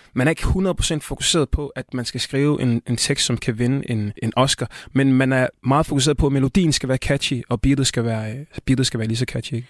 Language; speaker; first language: Danish; non-native, fluent; Swahili